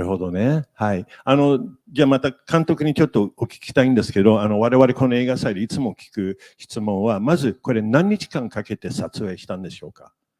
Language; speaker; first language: Japanese; native; Japanese